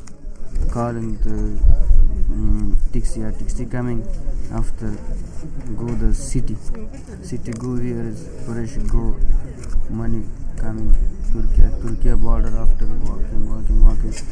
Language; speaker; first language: English; non-native, learner; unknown